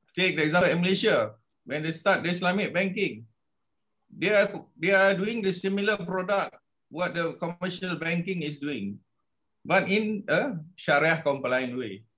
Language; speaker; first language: English; non-native, local second language; Malay